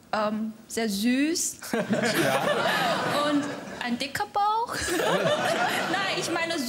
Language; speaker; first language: German; non-native, learner; Chinese